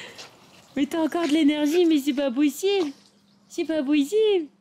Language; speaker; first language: French; native; French